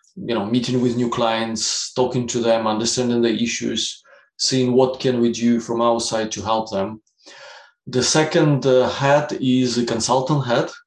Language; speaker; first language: English; non-native, fluent; Russian